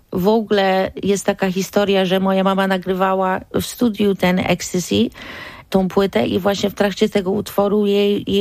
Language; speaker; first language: Polish; early bilingual, heritage; Polish